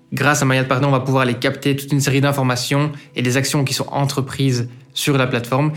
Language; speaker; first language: French; native; French